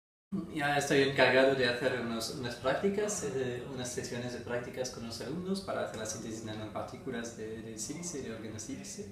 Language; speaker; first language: Spanish; non-native, fluent; French